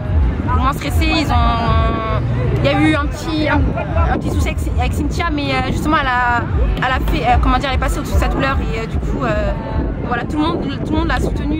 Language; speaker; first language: French; native; French